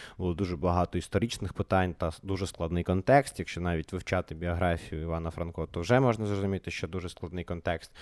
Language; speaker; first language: Ukrainian; non-native, local second language; Russian